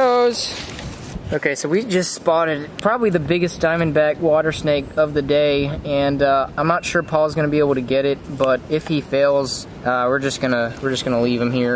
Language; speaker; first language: English; native; English